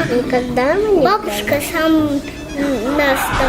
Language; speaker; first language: Russian; non-native, learner; Tajik